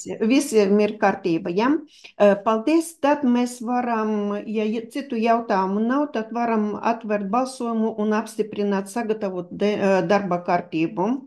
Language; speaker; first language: Latvian; non-native, local second language; Russian